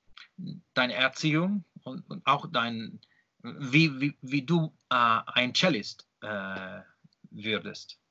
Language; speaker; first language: German; non-native, learner; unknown